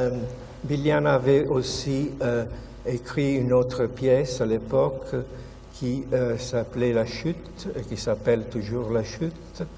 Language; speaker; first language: French; non-native, fluent; Italian